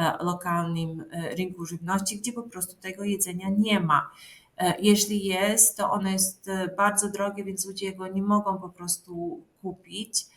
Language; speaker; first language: Polish; non-native, fluent; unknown